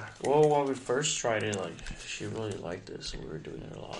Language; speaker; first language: English; early bilingual, other home language; Spanish